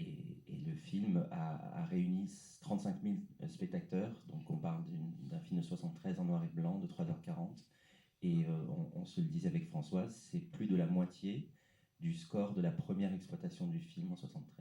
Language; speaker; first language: French; native; French